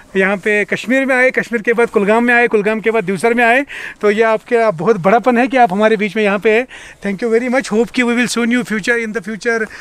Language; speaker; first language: Hindi; non-native, local second language; Kashmiri